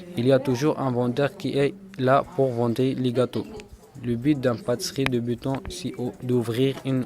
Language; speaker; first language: French; non-native, local second language; Arabic